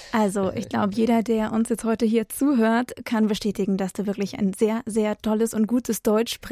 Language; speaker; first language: German; native; German